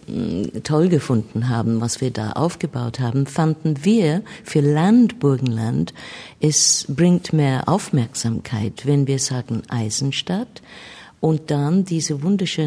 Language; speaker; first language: German; non-native, fluent; English